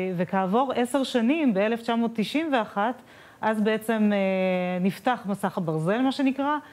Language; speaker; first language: Hebrew; non-native, fluent; Russian